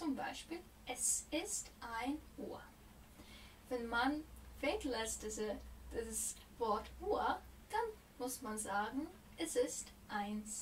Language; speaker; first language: German; non-native, fluent; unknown